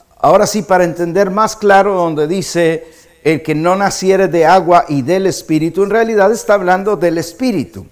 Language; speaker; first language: Spanish; native; Spanish